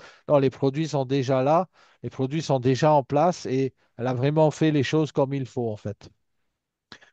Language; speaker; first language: French; native; French